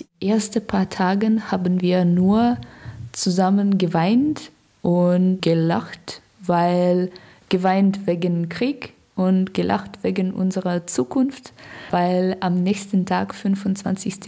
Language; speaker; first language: German; non-native, learner; Russian